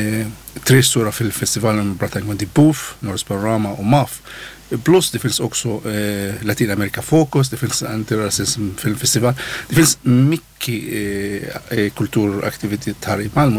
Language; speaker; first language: Swedish; non-native, learner; Arabic